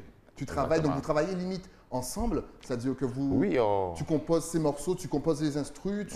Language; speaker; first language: French; native; French